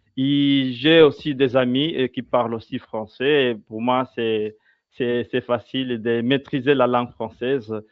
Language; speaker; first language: French; non-native, fluent; Portuguese